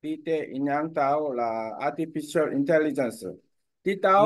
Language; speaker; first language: Vietnamese; non-native, learner; Korean